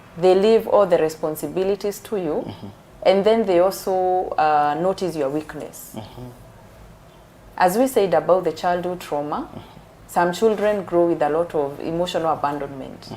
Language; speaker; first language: English; non-native, local second language; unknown